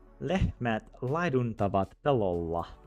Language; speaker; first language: Finnish; non-native, learner; English